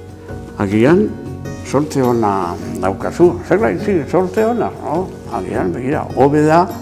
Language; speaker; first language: Basque; non-native, local second language; Spanish